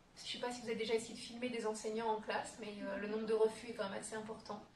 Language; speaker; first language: French; native; French